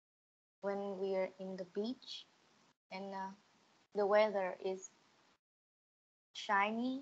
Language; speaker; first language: English; non-native, learner; Vietnamese